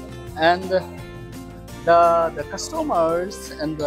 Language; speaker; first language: English; non-native, learner; Bangla